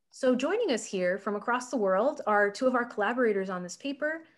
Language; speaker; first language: English; native; English